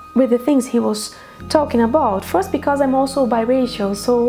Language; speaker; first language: English; non-native, fluent; Portuguese